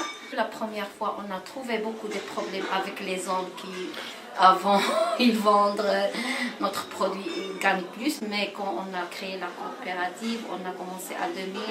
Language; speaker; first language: French; non-native, local second language; Arabic